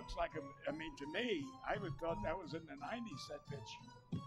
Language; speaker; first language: English; native; English